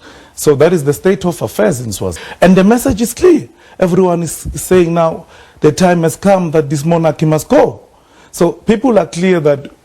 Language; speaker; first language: English; non-native, local second language; Swati